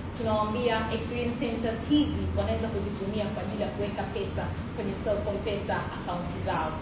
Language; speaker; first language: Swahili; native; Swahili